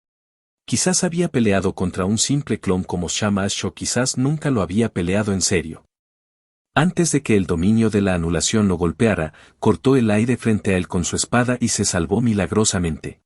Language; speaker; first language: Spanish; native; Spanish